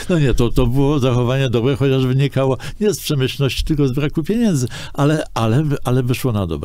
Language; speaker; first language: Polish; native; Polish